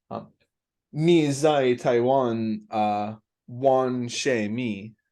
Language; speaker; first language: Chinese; non-native, learner; English